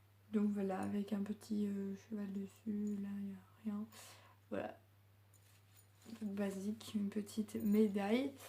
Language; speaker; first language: French; native; French